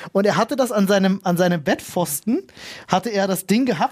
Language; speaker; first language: German; native; German